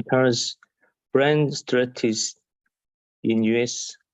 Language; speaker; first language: English; non-native, learner; Korean